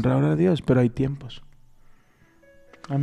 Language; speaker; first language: Spanish; native; Spanish